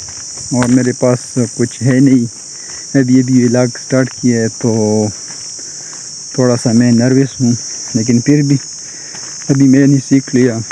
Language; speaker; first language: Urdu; non-native, local second language; Pashto